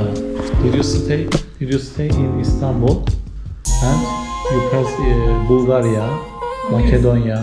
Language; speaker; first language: English; non-native, learner; Turkish